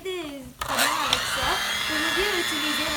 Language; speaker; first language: French; non-native, local second language; English